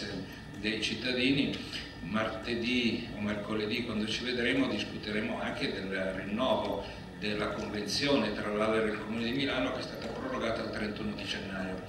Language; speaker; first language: Italian; native; Italian